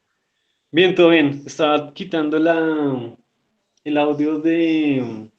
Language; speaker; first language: Spanish; native; Spanish